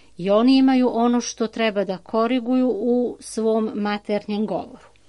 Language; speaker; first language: Serbian; native; Serbian